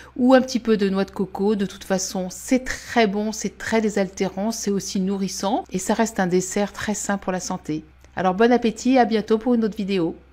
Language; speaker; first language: French; native; French